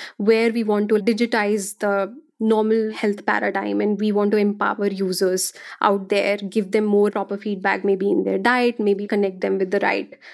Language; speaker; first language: English; non-native, local second language; Hindi